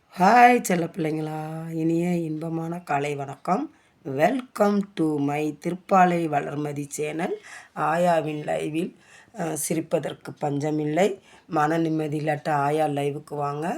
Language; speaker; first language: Tamil; native; Tamil